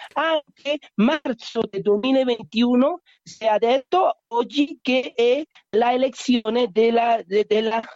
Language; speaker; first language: Italian; non-native, learner; Spanish